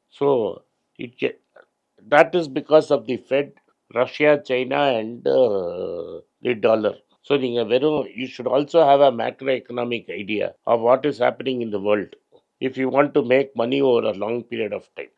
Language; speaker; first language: English; non-native, local second language; Tamil